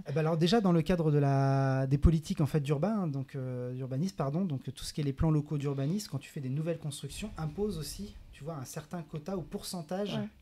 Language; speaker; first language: French; native; French